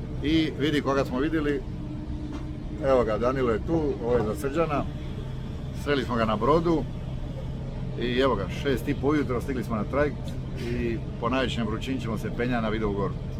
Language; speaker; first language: Bosnian; native; Bosnian